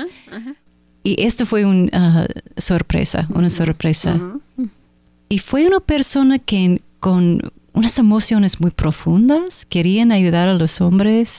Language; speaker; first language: Spanish; non-native, fluent; English